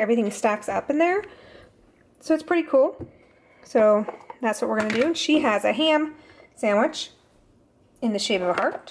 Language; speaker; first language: English; native; English